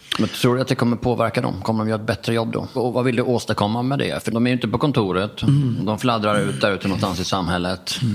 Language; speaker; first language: Swedish; native; Swedish